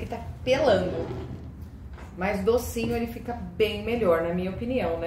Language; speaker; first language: Portuguese; native; Portuguese